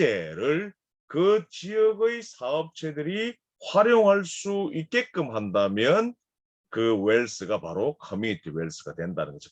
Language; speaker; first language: Korean; native; Korean